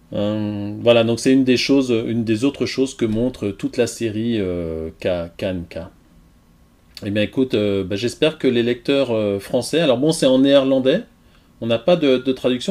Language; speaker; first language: French; native; French